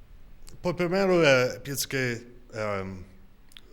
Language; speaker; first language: Spanish; non-native, learner; English